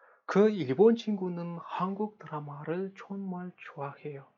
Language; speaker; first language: Korean; non-native, fluent; Kazakh